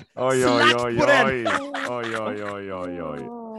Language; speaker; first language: Swedish; native; Swedish